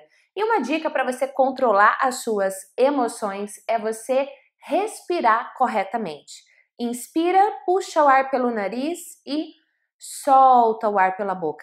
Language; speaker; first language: Portuguese; native; Portuguese